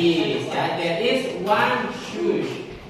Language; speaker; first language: English; non-native, learner; Indonesian